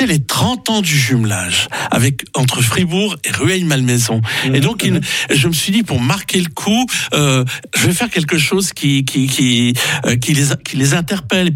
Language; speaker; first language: French; native; French